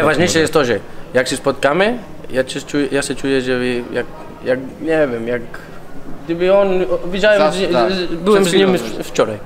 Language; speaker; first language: Polish; non-native, learner; Spanish